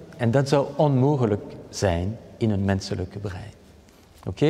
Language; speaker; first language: Dutch; non-native, fluent; French